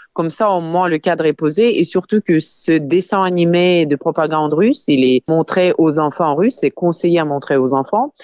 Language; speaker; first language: French; non-native, fluent; Ukrainian